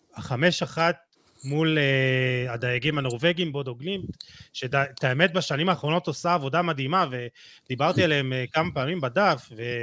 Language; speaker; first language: Hebrew; native; Hebrew